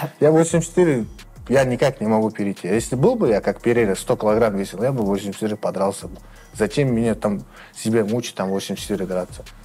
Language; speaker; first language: Russian; non-native, local second language; Uzbek